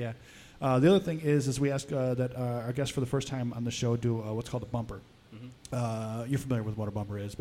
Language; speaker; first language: English; native; English